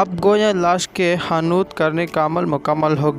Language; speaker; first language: Urdu; native; Urdu